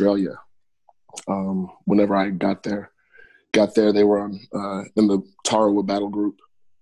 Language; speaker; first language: English; native; English